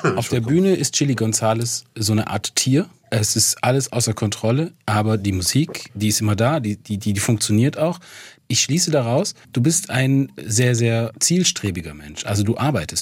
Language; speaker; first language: German; native; German